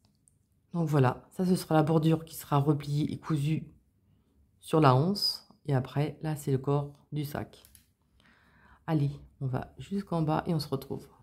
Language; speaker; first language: French; native; French